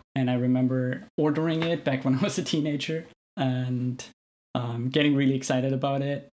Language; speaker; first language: English; non-native, fluent; German